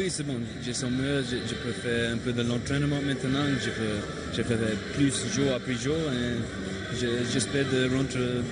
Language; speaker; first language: French; non-native, learner; English